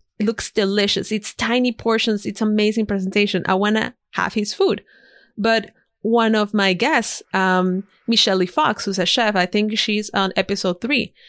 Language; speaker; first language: English; non-native, fluent; Spanish